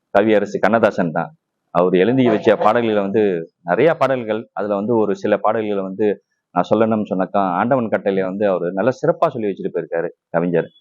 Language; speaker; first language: Tamil; non-native, local second language; Chinese